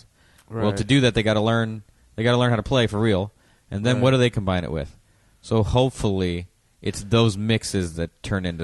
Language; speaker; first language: English; native; English